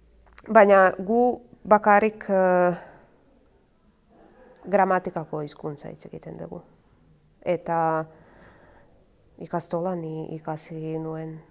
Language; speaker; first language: Basque; non-native, learner; Croatian